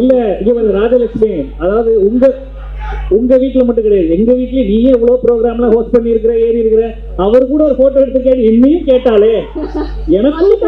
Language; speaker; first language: Tamil; native; Tamil